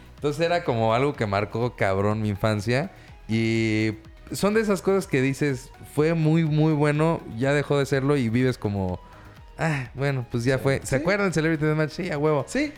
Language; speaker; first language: Spanish; native; Spanish